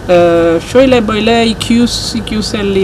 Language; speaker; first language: Turkish; non-native, learner; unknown